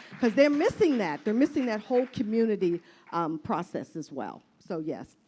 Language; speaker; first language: English; native; English